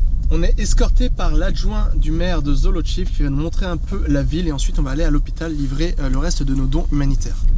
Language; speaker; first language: French; native; French